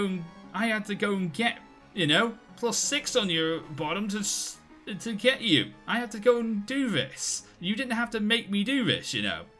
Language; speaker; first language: English; native; English